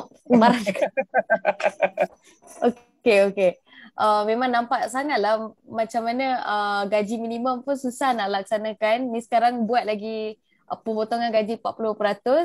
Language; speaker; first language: Malay; native; Malay